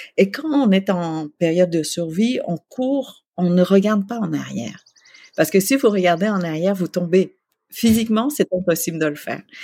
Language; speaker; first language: French; early bilingual, other home language; Vietnamese